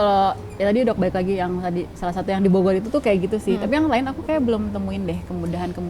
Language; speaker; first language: Indonesian; native; Indonesian